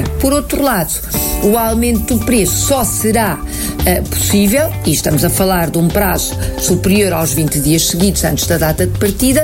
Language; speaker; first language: Portuguese; native; Portuguese